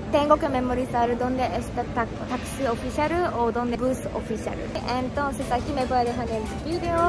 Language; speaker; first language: Spanish; non-native, learner; Japanese